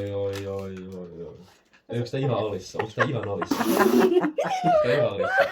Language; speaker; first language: Finnish; native; Finnish